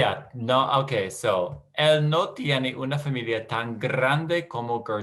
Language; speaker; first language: Spanish; non-native, learner; English